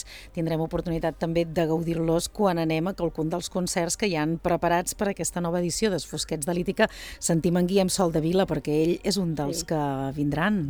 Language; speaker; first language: Catalan; native; Catalan